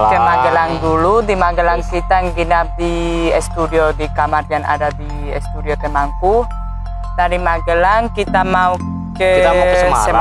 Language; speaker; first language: Indonesian; non-native, fluent; Spanish